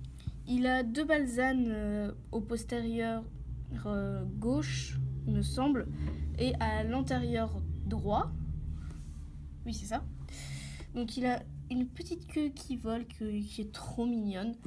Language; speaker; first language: French; native; French